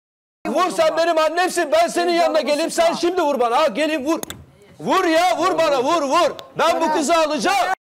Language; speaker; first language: Turkish; native; Turkish